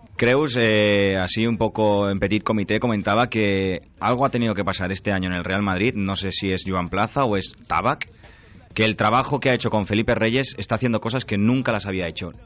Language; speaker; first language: Spanish; native; Spanish